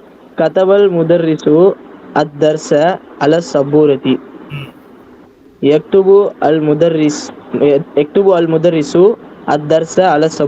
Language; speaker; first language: Arabic; non-native, learner; Tamil